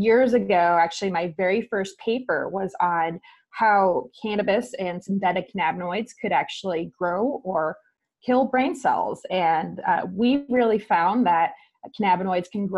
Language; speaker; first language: English; native; English